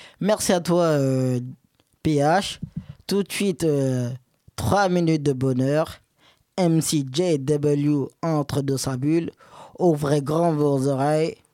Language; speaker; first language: French; native; French